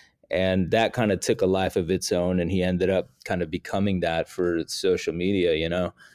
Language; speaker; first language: English; early bilingual, other home language; Spanish